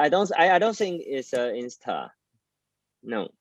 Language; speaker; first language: English; non-native, learner; Chinese